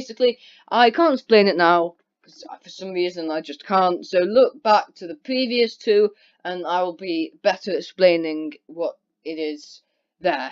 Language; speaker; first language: English; native; English